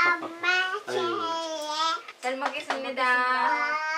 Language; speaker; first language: Korean; non-native, learner; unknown